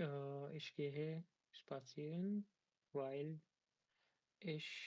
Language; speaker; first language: German; non-native, learner; Urdu